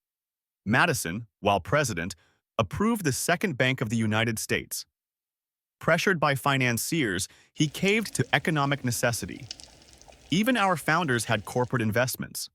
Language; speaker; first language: English; native; English